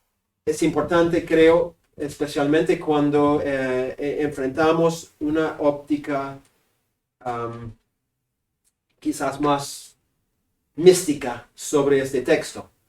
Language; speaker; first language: Spanish; non-native, fluent; English